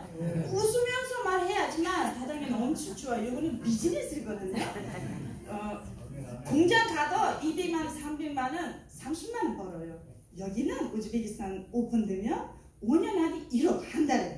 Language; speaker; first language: Korean; non-native, learner; Uzbek